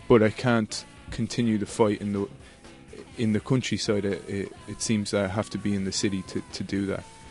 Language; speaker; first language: English; native; English